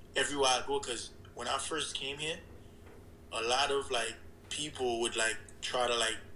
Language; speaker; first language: English; early bilingual, other home language; Haitian Creole